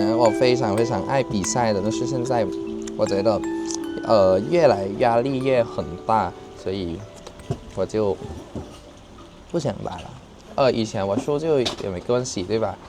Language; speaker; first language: Chinese; non-native, fluent; Thai